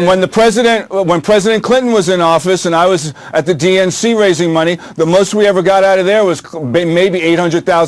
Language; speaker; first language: English; native; English